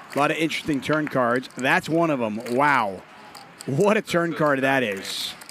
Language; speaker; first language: English; native; English